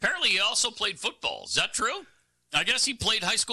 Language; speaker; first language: English; native; English